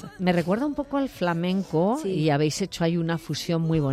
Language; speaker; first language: Spanish; native; Spanish